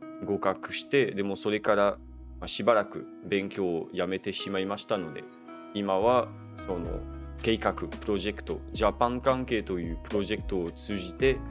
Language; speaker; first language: Japanese; non-native, learner; French